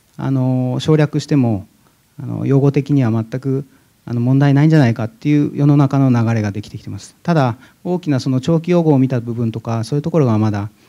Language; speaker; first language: Japanese; native; Japanese